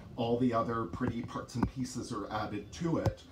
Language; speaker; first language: English; native; English